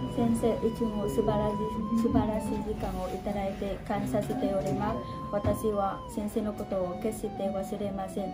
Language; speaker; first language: Japanese; non-native, learner; Nepali